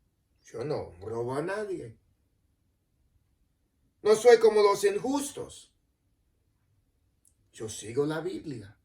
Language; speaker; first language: Spanish; non-native, fluent; English